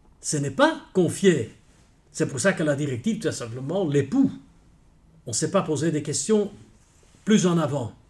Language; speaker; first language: French; non-native, local second language; Dutch